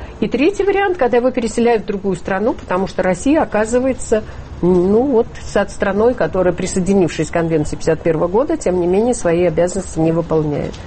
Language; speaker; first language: Russian; native; Russian